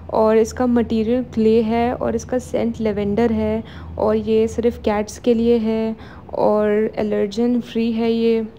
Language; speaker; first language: Hindi; native; Hindi